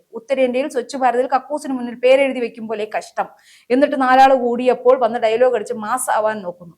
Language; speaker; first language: Malayalam; native; Malayalam